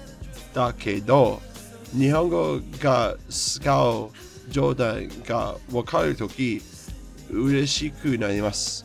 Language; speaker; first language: Japanese; non-native, learner; English